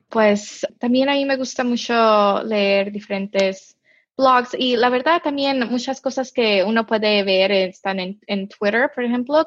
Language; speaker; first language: Spanish; early bilingual, heritage; Spanish